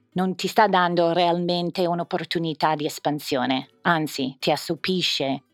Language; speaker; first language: Italian; non-native, fluent; English